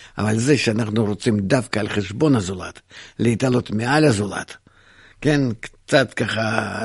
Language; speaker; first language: Hebrew; non-native, fluent; Russian